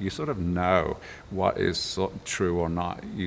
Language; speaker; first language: English; native; English